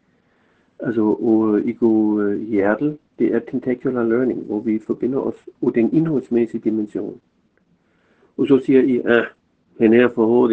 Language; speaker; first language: Danish; non-native, fluent; German